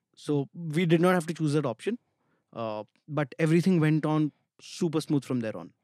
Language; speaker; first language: English; non-native, local second language; Hindi